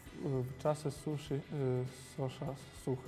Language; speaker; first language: Polish; non-native, learner; Serbian